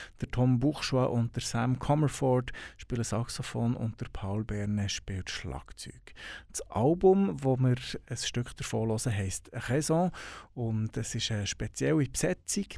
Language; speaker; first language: German; native; German